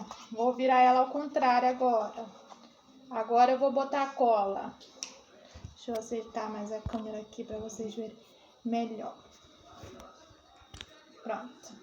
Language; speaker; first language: Portuguese; native; Portuguese